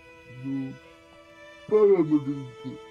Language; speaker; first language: Russian; native; Russian